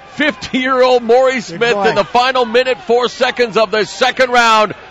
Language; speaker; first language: English; native; English